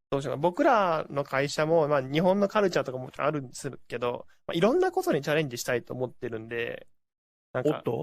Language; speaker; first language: Japanese; native; Japanese